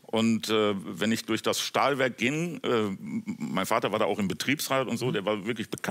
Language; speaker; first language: German; native; German